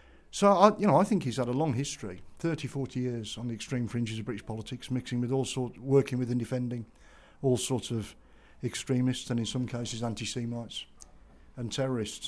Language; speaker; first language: English; native; English